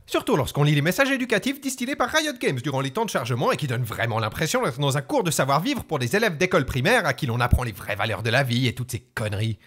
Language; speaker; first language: French; native; French